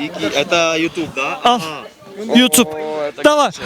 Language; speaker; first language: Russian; non-native, learner; Turkish